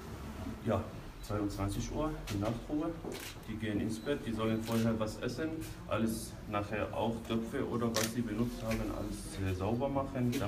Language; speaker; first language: German; non-native, fluent; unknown